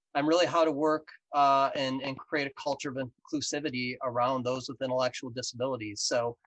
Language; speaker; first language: English; native; English